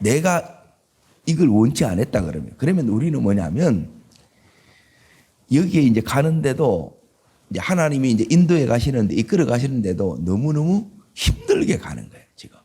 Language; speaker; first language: Korean; native; Korean